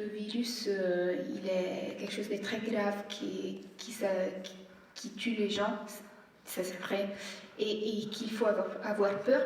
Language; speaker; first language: French; non-native, fluent; Italian